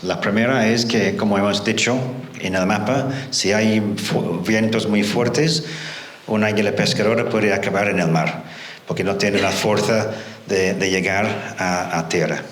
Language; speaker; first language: Spanish; non-native, fluent; English